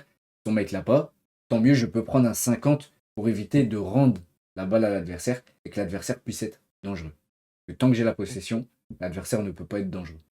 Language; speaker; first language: French; native; French